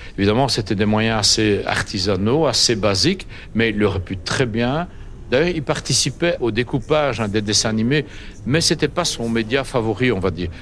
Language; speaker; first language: French; native; French